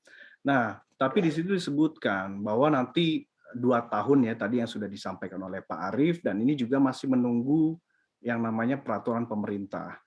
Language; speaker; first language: Indonesian; native; Indonesian